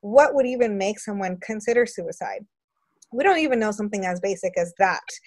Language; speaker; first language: English; native; English